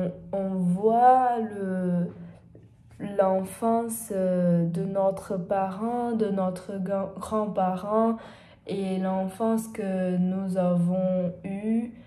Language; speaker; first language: French; non-native, learner; Portuguese